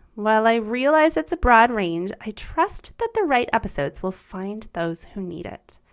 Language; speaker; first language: English; early bilingual, other home language; German